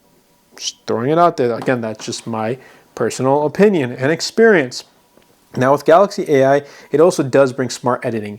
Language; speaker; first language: English; native; English